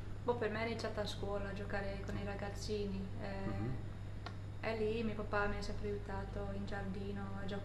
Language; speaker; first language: Italian; non-native, fluent; English